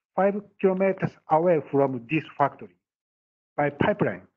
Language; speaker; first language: English; non-native, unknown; Japanese